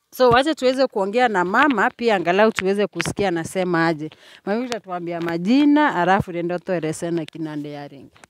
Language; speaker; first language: Swahili; non-native, local second language; Gusii